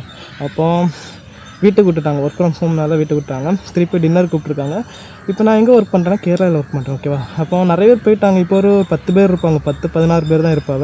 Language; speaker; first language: Tamil; native; Tamil